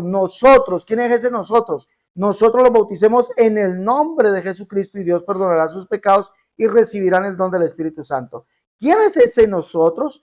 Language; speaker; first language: Spanish; native; Spanish